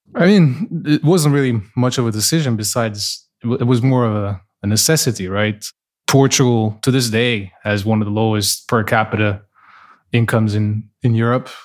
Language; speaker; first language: English; non-native, fluent; Portuguese